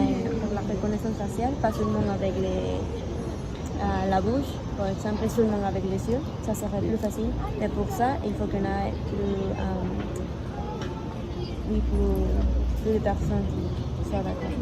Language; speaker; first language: French; non-native, learner; Spanish